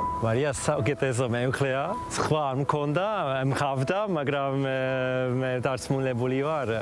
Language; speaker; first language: Georgian; non-native, learner; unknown